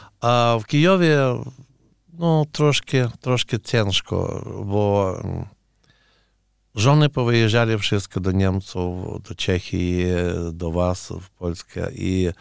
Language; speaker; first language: Polish; non-native, learner; Ukrainian